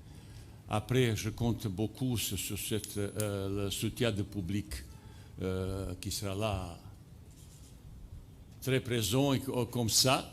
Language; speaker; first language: French; non-native, fluent; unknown